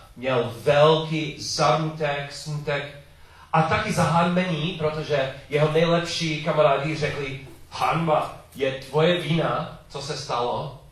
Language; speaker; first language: Czech; non-native, learner; English